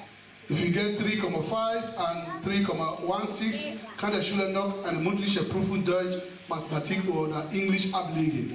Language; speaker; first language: German; non-native, fluent; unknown